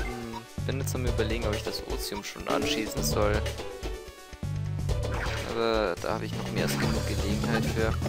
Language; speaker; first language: German; native; German